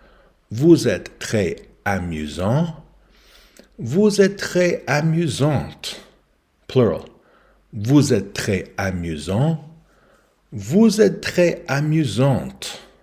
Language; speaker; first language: French; non-native, learner; English